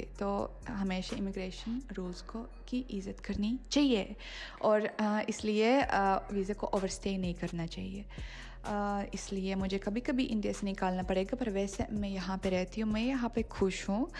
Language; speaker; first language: Hindi; non-native, fluent; Russian